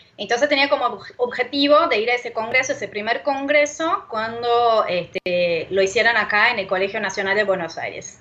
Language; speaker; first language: Spanish; non-native, fluent; Portuguese